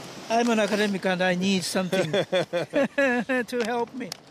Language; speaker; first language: English; non-native, fluent; Japanese